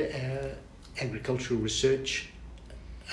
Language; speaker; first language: English; native; English